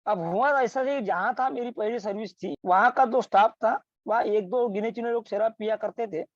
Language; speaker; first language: Hindi; non-native, local second language; Marathi